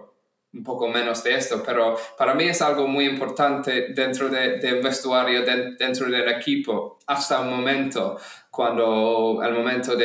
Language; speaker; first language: Spanish; non-native, fluent; English